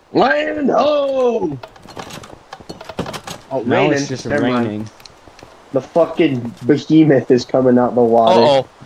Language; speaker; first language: English; native; English